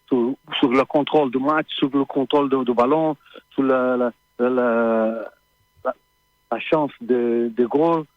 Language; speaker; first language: French; non-native, learner; Portuguese